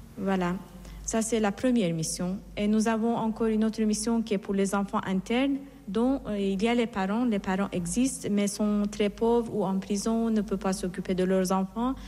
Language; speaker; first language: French; non-native, fluent; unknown